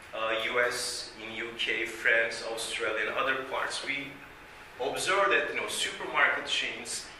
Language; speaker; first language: English; non-native, fluent; Turkish